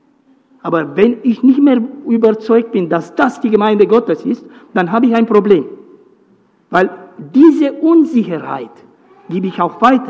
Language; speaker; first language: German; non-native, fluent; Romanian